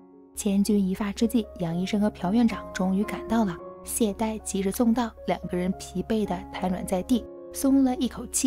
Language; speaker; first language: Chinese; native; Chinese